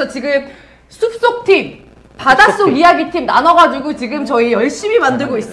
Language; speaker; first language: Korean; native; Korean